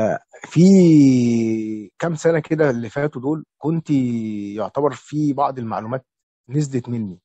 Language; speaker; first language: Arabic; native; Arabic